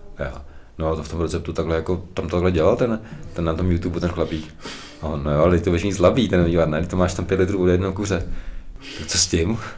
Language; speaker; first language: Czech; native; Czech